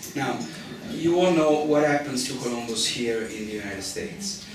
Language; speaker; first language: English; non-native, fluent; Italian